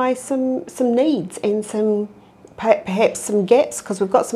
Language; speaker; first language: English; native; English